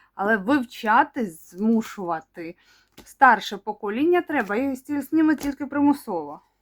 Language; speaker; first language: Ukrainian; non-native, local second language; Russian